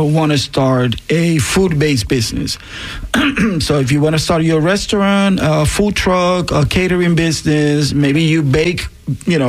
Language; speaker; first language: English; non-native, fluent; Spanish